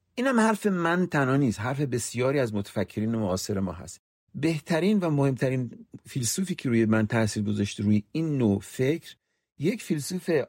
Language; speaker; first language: Persian; native; Persian